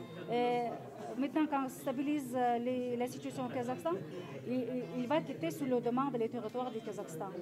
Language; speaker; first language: French; non-native, fluent; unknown